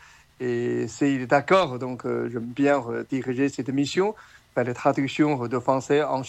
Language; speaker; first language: French; non-native, fluent; Chinese